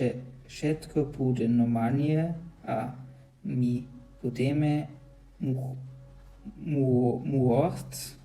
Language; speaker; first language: Slovak; non-native, learner; German